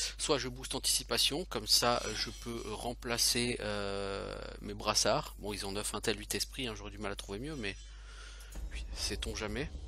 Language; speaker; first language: French; native; French